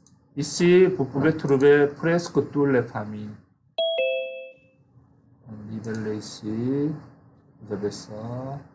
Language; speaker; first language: French; non-native, fluent; Korean